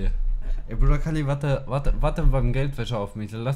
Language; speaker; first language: German; native; German